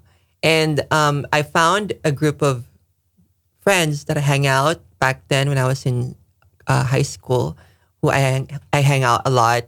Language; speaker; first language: English; non-native, local second language; Filipino